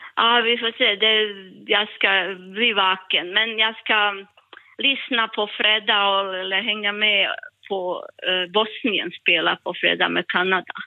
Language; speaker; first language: Swedish; non-native, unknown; Bosnian